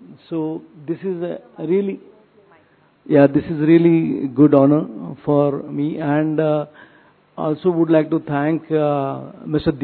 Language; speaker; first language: English; non-native, local second language; Marathi